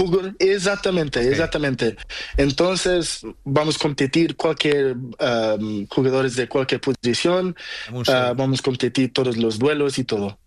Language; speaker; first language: Spanish; non-native, learner; Portuguese